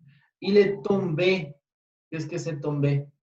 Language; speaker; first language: French; non-native, fluent; Spanish